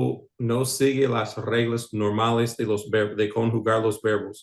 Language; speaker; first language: Spanish; non-native, fluent; English